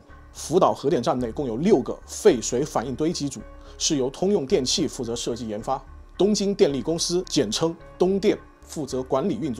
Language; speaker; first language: Chinese; native; Chinese